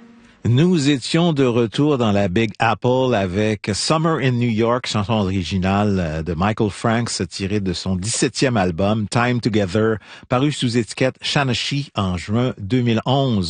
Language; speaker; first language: French; native; French